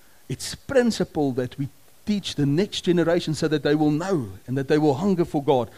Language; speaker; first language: English; non-native, local second language; Afrikaans